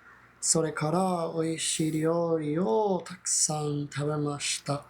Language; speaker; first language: Japanese; non-native, learner; English